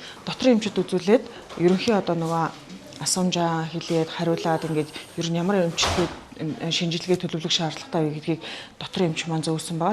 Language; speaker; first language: Mongolian; native; Mongolian